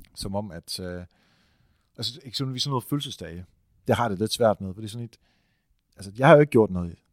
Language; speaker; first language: Danish; non-native, fluent; Dutch